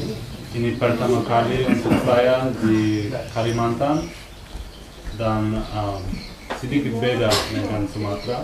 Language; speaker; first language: Indonesian; non-native, learner; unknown